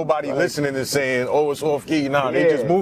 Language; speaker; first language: English; native; English